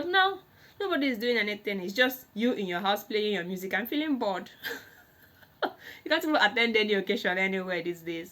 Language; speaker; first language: English; non-native, local second language; Igbo